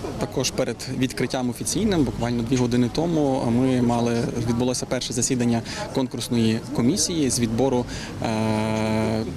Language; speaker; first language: Ukrainian; native; Ukrainian